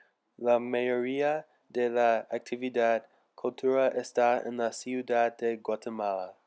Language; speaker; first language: Spanish; non-native, learner; English